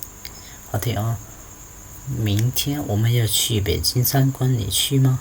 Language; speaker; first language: Chinese; non-native, fluent; Hmong